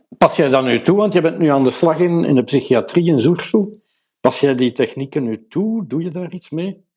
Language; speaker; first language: Dutch; native; Dutch